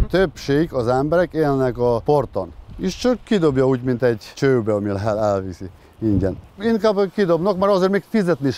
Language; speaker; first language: Hungarian; non-native, local second language; Ukrainian